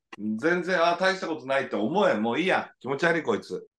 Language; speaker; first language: Japanese; native; Japanese